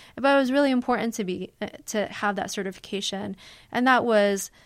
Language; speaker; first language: English; native; English